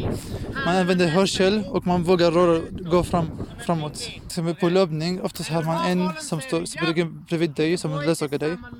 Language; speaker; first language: Swedish; non-native, fluent; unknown